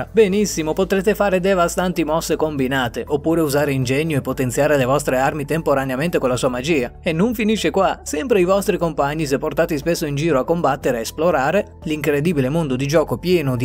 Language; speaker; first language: Italian; native; Italian